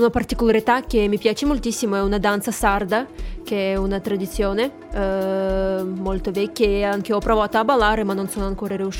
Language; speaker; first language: Italian; non-native, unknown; Russian